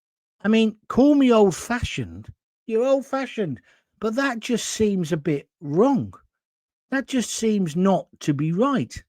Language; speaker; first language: English; native; English